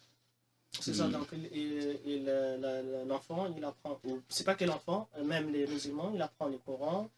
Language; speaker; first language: French; non-native, local second language; Arabic